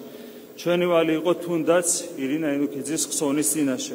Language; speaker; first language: Georgian; native; Georgian